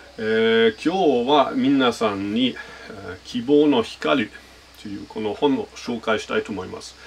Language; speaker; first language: Japanese; non-native, fluent; German